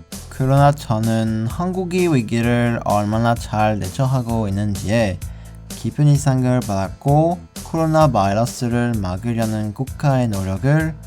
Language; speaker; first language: Korean; non-native, learner; French